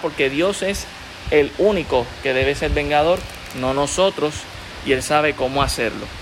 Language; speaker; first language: Spanish; native; Spanish